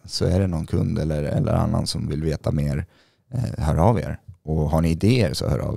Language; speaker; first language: Swedish; native; Swedish